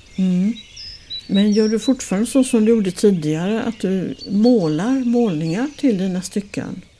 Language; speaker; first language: Swedish; native; Swedish